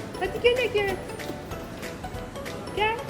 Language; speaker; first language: Turkish; native; Turkish